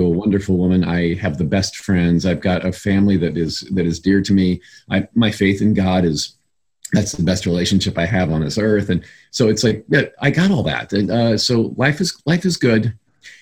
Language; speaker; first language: English; native; English